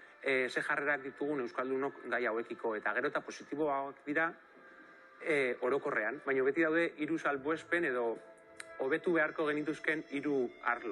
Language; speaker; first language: Basque; native; Basque